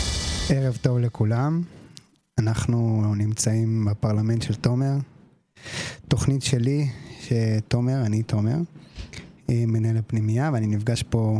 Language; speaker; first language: Hebrew; native; Hebrew